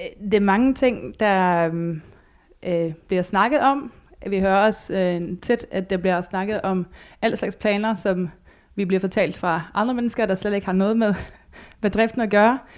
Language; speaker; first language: Danish; non-native, fluent; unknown